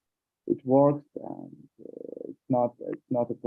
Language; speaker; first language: English; non-native, learner; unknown